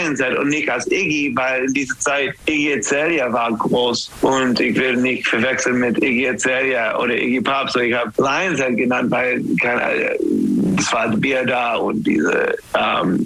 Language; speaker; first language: German; non-native, learner; English